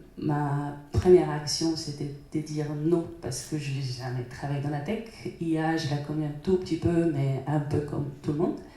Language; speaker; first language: French; non-native, fluent; Polish